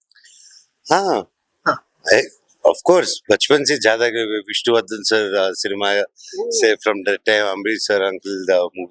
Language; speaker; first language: Hindi; non-native, local second language; Telugu